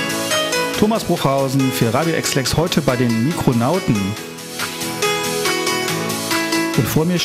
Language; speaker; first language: German; native; German